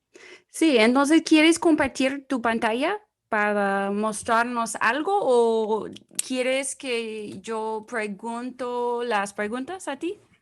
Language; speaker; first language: Spanish; non-native, fluent; English